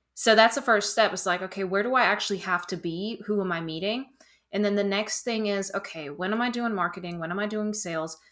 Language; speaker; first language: English; non-native, fluent; German